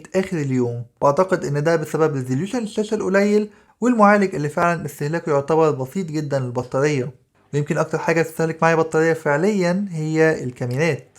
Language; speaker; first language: Arabic; native; Arabic